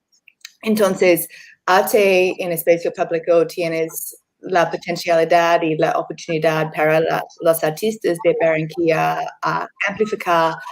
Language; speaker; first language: Spanish; non-native, learner; English